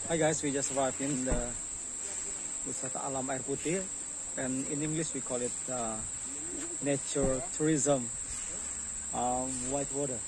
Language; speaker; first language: English; non-native, learner; Indonesian